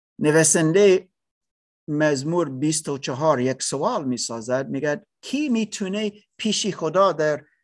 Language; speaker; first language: Persian; non-native, learner; English